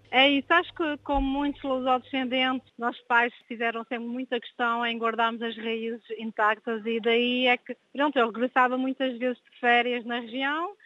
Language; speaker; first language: Portuguese; early bilingual, heritage; French